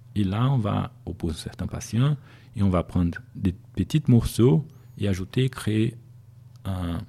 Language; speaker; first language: French; non-native, fluent; Portuguese